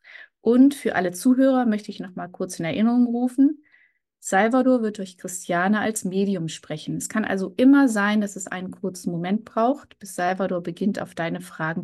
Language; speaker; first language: German; native; German